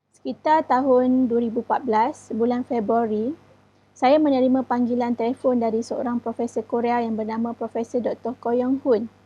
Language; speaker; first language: Malay; native; Malay